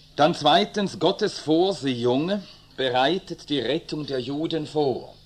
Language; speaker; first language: German; early bilingual, other home language; Swedish